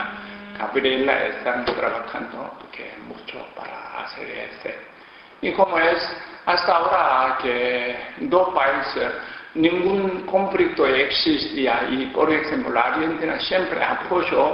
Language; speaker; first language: Spanish; non-native, learner; Korean